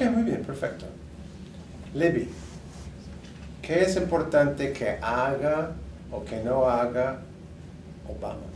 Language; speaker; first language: Spanish; non-native, fluent; English